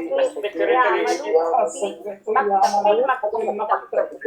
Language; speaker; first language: Arabic; non-native, learner; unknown